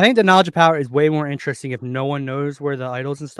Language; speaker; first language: English; native; English